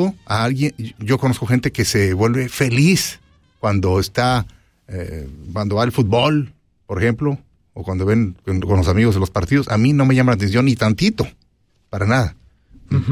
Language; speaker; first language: Spanish; native; Spanish